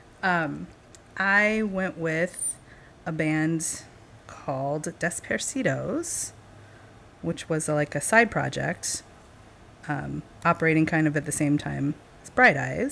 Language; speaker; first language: English; native; English